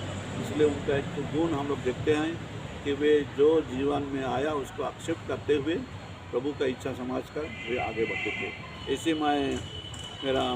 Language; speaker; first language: Hindi; non-native, local second language; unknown